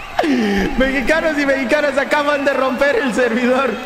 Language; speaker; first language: Spanish; native; Spanish